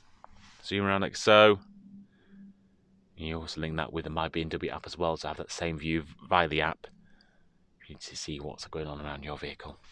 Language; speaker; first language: English; native; English